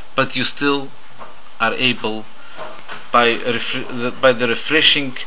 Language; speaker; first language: English; native; English